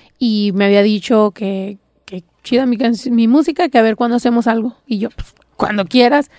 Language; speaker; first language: Spanish; early bilingual, heritage; Spanish